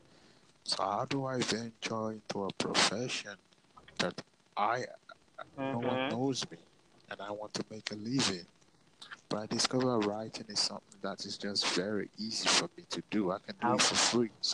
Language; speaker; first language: English; non-native, local second language; Igbo